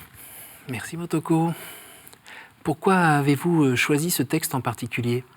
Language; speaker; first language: French; native; French